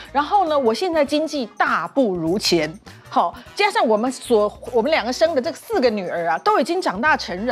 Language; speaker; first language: Chinese; native; Chinese